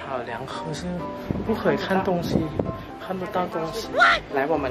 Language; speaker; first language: Chinese; non-native, learner; Thai